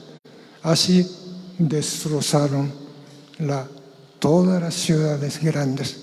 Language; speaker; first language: Spanish; non-native, fluent; Japanese